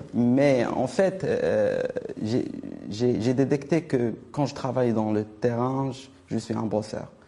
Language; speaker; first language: French; non-native, local second language; Arabic